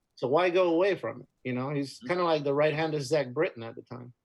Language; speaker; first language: English; non-native, fluent; Spanish